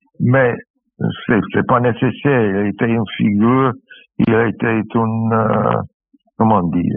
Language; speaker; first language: French; non-native, learner; English